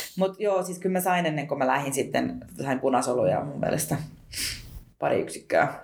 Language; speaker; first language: Finnish; early bilingual, other home language; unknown